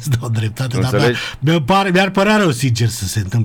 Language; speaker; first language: Romanian; native; Romanian